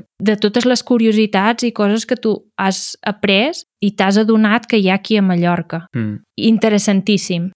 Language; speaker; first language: Catalan; native; Catalan